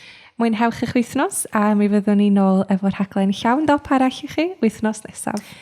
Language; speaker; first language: Welsh; native; Welsh